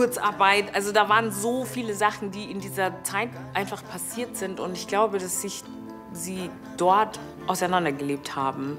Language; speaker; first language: German; early bilingual, other home language; Wolof